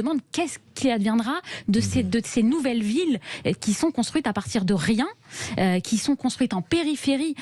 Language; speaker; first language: French; native; French